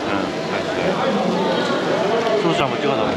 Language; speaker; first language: Korean; native; Korean